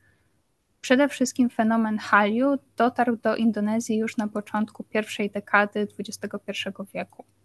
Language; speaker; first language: Polish; native; Polish